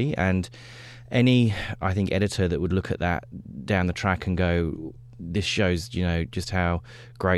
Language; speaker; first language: English; native; English